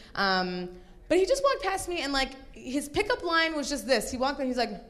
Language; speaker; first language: English; native; English